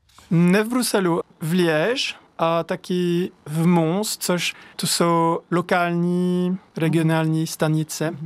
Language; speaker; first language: Czech; non-native, learner; French